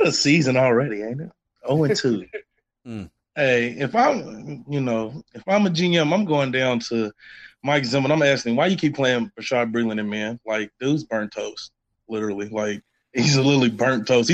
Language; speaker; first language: English; native; English